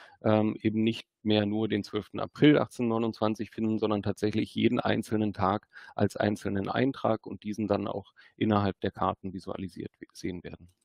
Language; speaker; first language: German; native; German